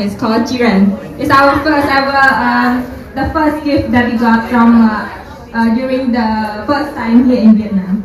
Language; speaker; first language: English; non-native, learner; Korean